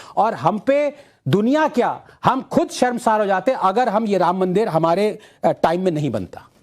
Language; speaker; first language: Hindi; non-native, local second language; Tamil